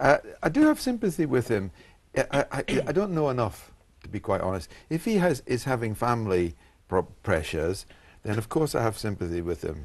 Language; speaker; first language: English; native; English